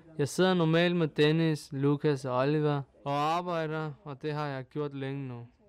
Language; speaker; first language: Danish; early bilingual, other home language; Turkish